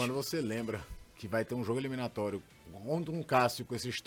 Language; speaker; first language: Portuguese; native; Portuguese